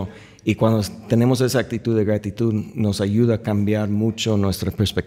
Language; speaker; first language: Spanish; non-native, fluent; English